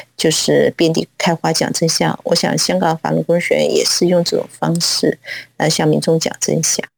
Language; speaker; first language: Chinese; non-native, local second language; Cantonese